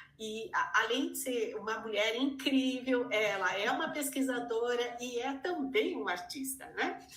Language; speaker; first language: Portuguese; native; Portuguese